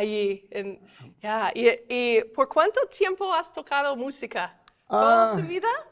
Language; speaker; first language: Spanish; non-native, fluent; English